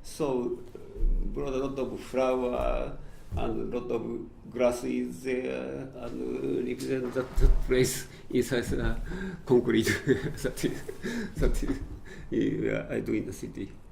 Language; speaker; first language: English; non-native, fluent; Japanese